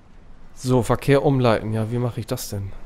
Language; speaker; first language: German; native; German